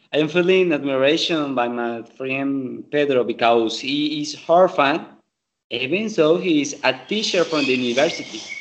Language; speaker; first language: English; non-native, learner; Spanish